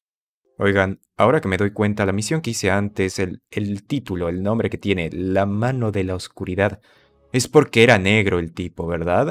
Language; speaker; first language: Spanish; native; Spanish